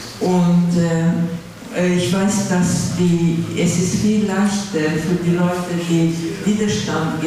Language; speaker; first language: German; non-native, fluent; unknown